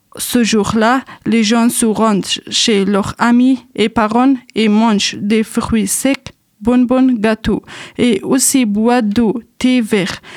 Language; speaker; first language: French; non-native, learner; Persian